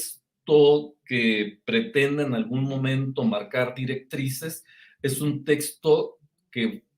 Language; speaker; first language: Spanish; native; Spanish